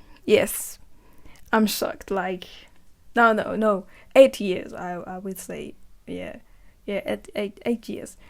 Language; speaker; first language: English; non-native, learner; French